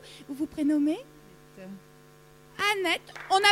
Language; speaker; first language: French; native; French